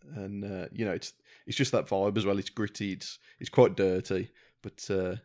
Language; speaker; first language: English; native; English